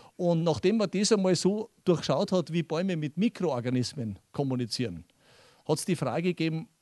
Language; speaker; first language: German; native; German